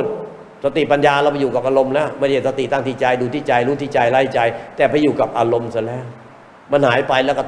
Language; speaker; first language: Thai; native; Thai